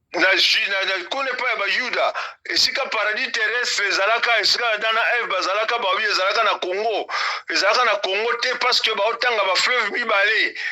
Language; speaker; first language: Lingala; non-native, local second language; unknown